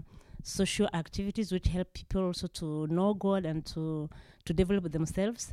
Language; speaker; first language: English; non-native, local second language; Kinyarwanda